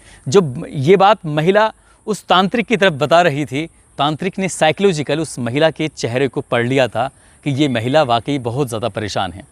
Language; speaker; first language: Hindi; native; Hindi